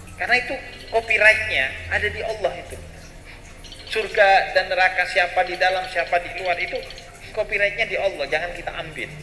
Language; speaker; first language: Indonesian; non-native, local second language; Madurese